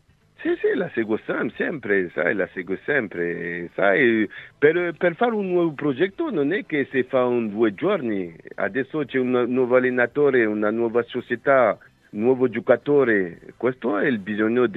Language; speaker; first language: Italian; non-native, fluent; French